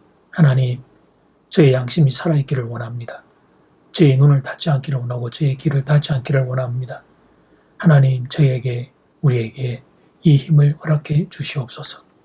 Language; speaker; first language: Korean; native; Korean